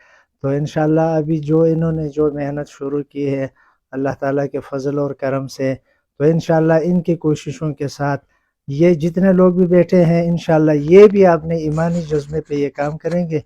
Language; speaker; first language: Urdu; non-native, local second language; Pashto